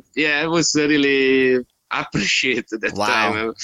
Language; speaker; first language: English; non-native, learner; Italian